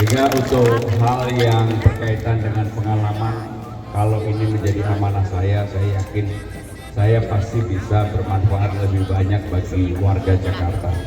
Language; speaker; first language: Indonesian; native; Indonesian